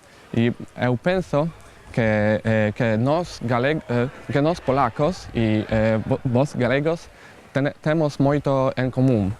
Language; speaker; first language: Portuguese; non-native, learner; Polish